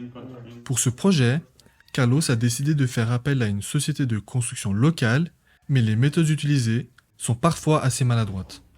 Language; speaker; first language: French; native; French